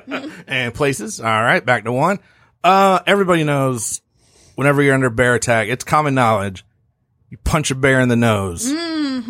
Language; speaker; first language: English; native; English